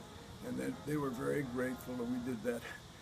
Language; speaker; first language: English; native; English